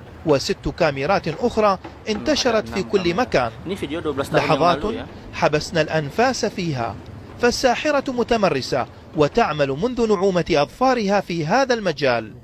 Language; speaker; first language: Arabic; native; Arabic